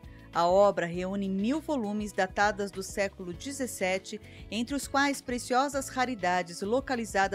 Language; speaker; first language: Portuguese; native; Portuguese